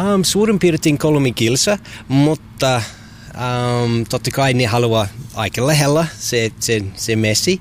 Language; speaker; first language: Finnish; non-native, learner; English